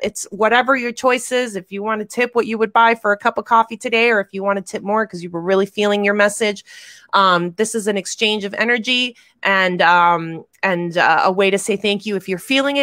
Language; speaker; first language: English; native; English